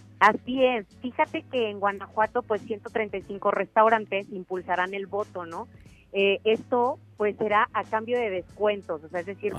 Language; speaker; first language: Spanish; native; Spanish